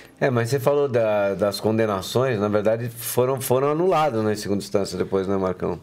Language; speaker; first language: Portuguese; native; Portuguese